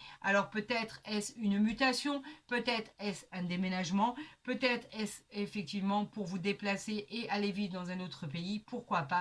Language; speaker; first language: French; native; French